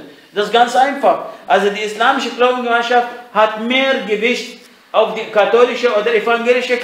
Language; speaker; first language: German; non-native, fluent; Arabic